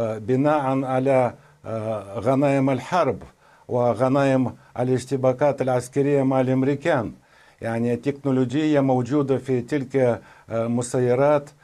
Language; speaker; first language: Arabic; non-native, fluent; Russian